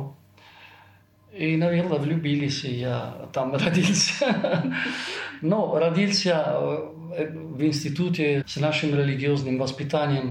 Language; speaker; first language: Russian; non-native, fluent; Italian